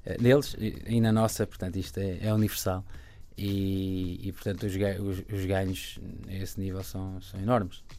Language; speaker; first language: Portuguese; native; Portuguese